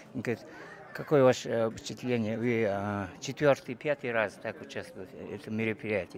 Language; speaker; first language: Russian; non-native, learner; Mongolian